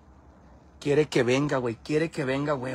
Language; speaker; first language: Spanish; native; Spanish